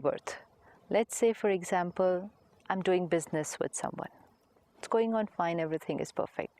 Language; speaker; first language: English; non-native, local second language; Hindi